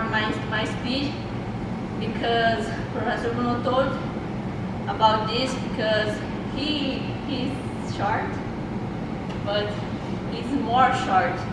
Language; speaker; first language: English; non-native, learner; Portuguese